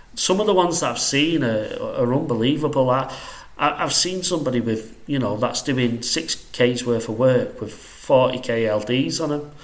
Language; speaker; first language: English; native; English